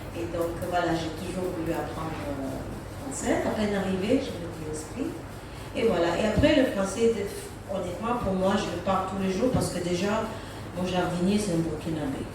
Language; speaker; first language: French; non-native, fluent; Russian